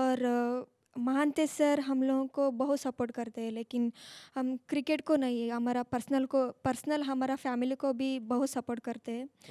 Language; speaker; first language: Hindi; non-native, local second language; Kannada